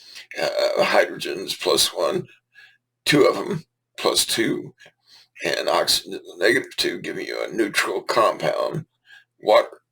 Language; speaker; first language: English; native; English